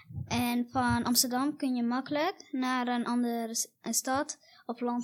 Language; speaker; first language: Dutch; early bilingual, other home language; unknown